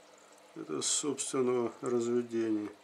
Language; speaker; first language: Russian; native; Russian